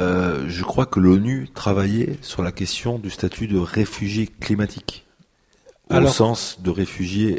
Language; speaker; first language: French; native; French